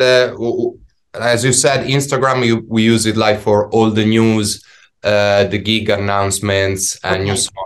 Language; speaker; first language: English; non-native, fluent; Italian